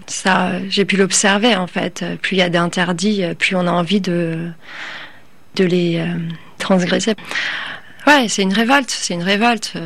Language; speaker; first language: French; early bilingual, other home language; Turkish